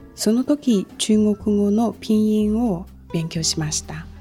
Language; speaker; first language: Japanese; non-native, fluent; Chinese